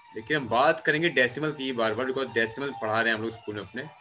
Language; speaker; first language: Hindi; native; Hindi